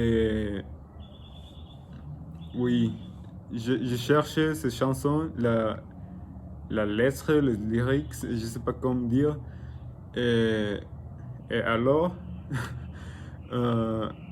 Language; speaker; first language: French; non-native, learner; Spanish